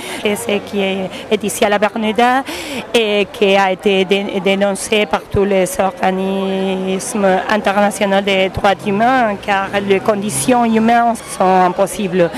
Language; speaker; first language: French; non-native, learner; Spanish